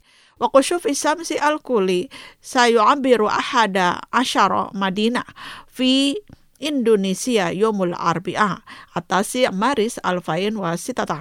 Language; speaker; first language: Arabic; non-native, fluent; Indonesian